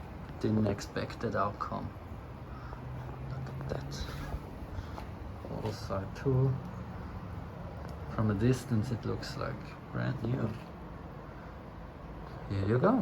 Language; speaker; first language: English; non-native, fluent; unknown